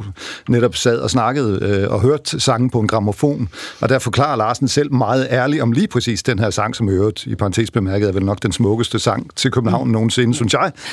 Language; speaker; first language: Danish; native; Danish